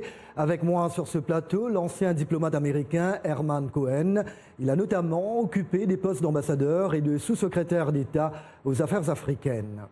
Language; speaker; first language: French; native; French